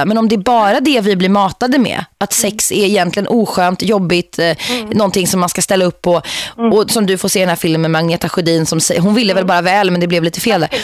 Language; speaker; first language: Swedish; native; Swedish